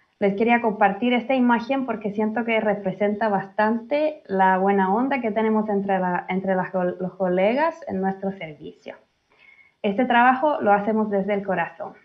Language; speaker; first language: Spanish; early bilingual, heritage; Finnish